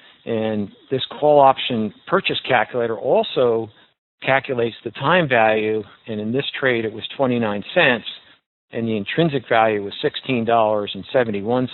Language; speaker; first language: English; native; English